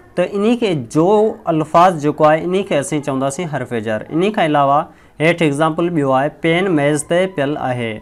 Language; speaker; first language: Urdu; non-native, local second language; Sindhi